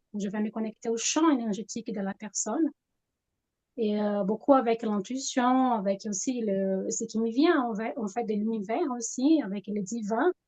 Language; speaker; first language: French; non-native, fluent; Portuguese